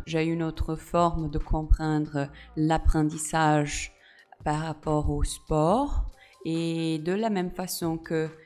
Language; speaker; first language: French; non-native, fluent; Portuguese